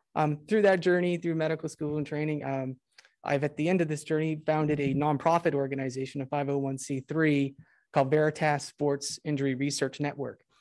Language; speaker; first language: English; native; English